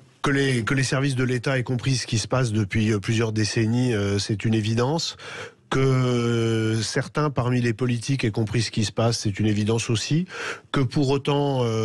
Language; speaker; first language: French; native; French